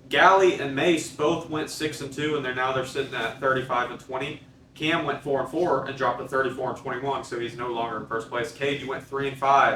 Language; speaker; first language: English; native; English